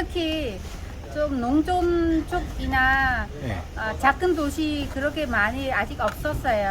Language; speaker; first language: Korean; non-native, learner; Vietnamese